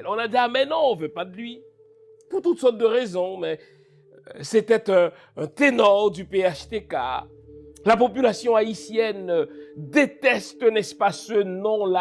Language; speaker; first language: French; non-native, local second language; Haitian Creole